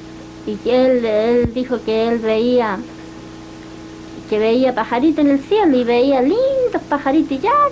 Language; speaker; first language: Spanish; native; Spanish